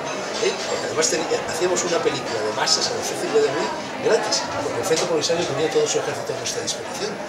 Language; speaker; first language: Spanish; native; Spanish